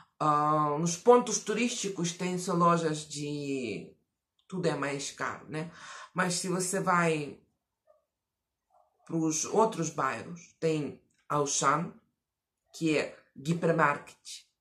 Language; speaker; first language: Portuguese; non-native, fluent; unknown